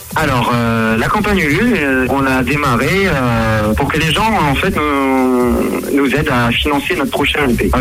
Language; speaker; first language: French; native; French